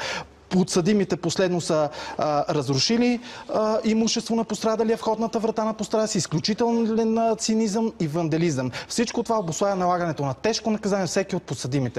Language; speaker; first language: Bulgarian; native; Bulgarian